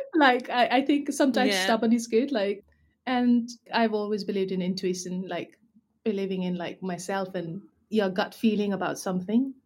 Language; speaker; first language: English; non-native, local second language; Nepali